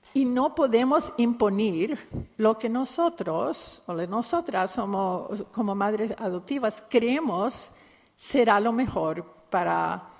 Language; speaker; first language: Spanish; non-native, fluent; English